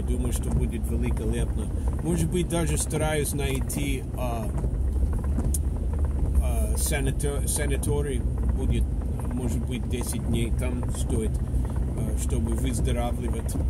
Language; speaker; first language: Russian; non-native, fluent; English